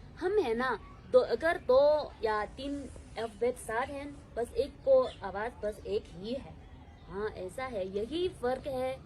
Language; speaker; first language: Hindi; non-native, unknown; Tibetan